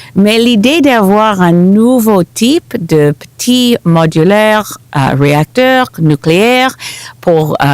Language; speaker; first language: French; non-native, local second language; English